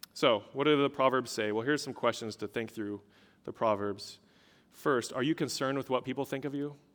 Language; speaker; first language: English; native; English